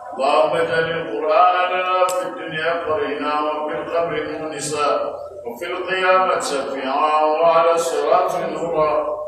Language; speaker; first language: Arabic; non-native, local second language; Ngazidja Comorian